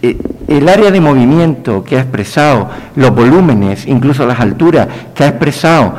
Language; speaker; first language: Spanish; native; Spanish